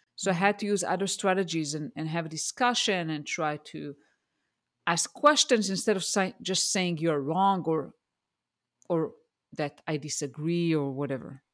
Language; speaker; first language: English; non-native, fluent; Hebrew